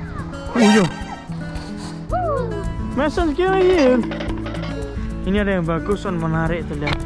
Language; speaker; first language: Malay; non-native, local second language; Javanese